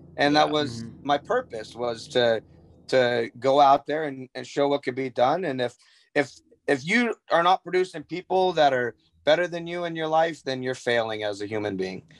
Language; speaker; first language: English; native; English